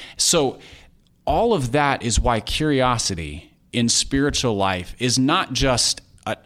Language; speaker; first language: English; native; English